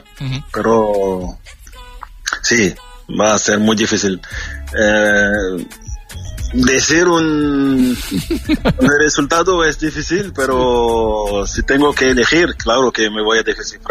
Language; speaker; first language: Spanish; non-native, fluent; French